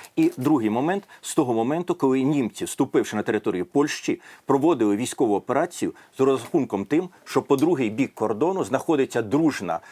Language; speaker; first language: Ukrainian; native; Ukrainian